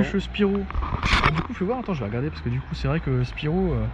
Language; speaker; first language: French; native; French